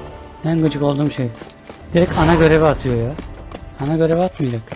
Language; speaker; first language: Turkish; native; Turkish